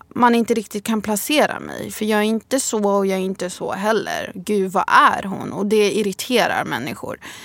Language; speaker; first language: Swedish; early bilingual, other home language; Arabic